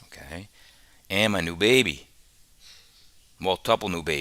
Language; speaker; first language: English; native; English